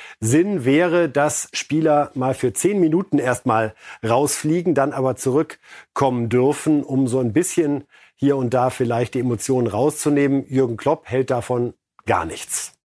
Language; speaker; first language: German; native; German